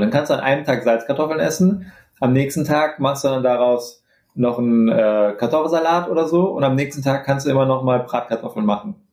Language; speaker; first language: German; native; German